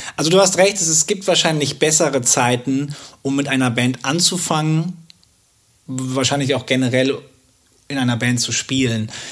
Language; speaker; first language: German; native; German